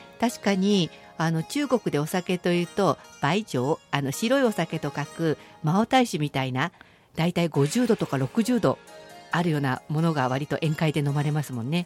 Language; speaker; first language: Japanese; native; Japanese